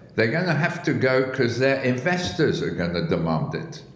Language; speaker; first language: English; early bilingual, other home language; Arabic